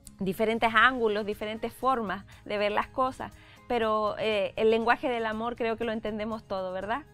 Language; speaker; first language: Spanish; native; Spanish